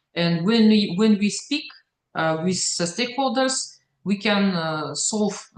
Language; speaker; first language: English; non-native, learner; Russian